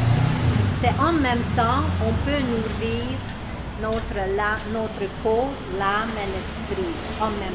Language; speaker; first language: French; non-native, learner; Hungarian